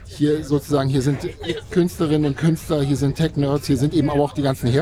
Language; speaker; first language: German; native; German